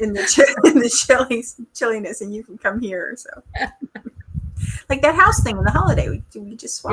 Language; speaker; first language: English; native; English